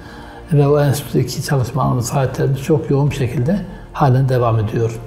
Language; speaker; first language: Turkish; native; Turkish